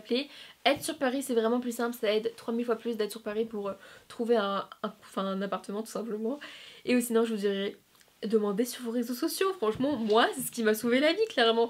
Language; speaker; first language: French; native; French